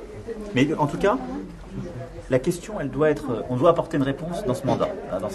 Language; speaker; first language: French; native; French